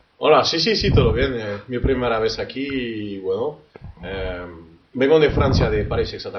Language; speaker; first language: Spanish; early bilingual, heritage; French